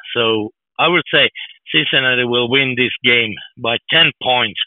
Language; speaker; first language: English; non-native, fluent; Finnish